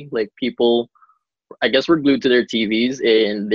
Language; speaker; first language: English; non-native, local second language; Cebuano